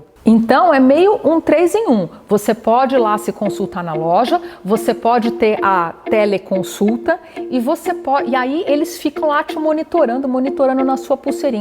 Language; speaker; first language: Portuguese; native; Portuguese